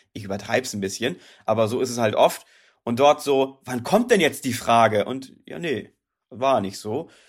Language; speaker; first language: German; native; German